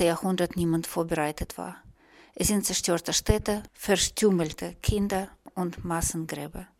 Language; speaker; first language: German; non-native, fluent; Russian